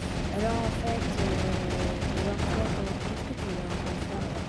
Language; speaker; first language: French; native; French